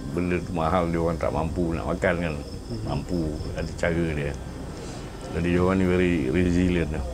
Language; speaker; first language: Malay; native; Malay